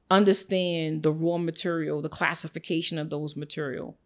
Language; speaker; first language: English; native; English